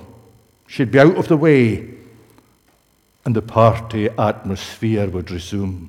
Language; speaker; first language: English; native; English